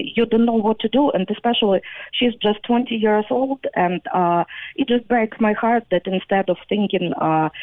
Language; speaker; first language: English; non-native, fluent; Ukrainian